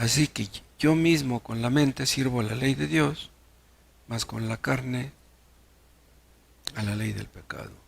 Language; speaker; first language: Spanish; native; Spanish